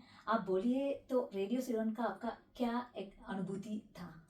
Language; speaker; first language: Hindi; non-native, fluent; Sinhala